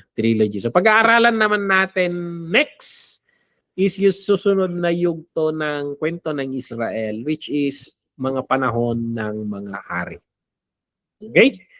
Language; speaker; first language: Filipino; non-native, local second language; Iloko